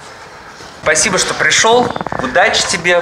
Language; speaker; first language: Russian; native; Russian